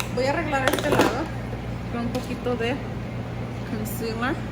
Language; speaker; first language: Spanish; early bilingual, heritage; Spanish